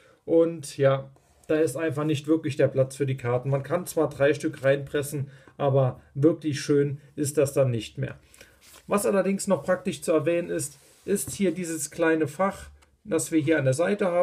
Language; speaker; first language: German; native; German